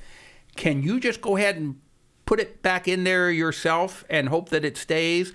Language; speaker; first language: English; native; English